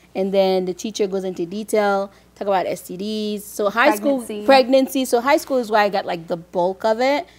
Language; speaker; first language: English; early bilingual, other home language; Haitian Creole